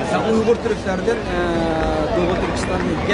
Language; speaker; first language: Turkish; non-native, learner; Uyghur